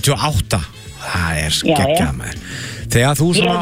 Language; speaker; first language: Icelandic; native; Icelandic